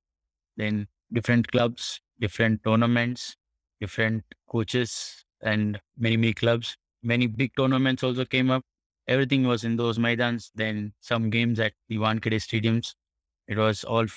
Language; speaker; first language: English; non-native, local second language; Marathi